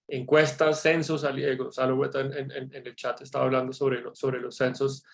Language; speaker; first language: Spanish; native; Spanish